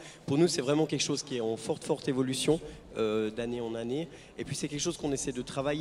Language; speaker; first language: French; native; French